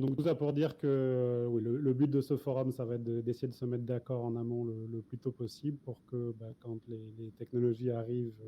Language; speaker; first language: French; native; French